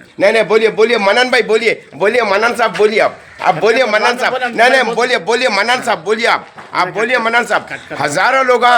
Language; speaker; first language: Hindi; non-native, local second language; Urdu